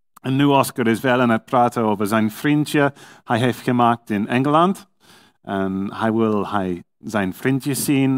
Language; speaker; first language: Dutch; non-native, learner; English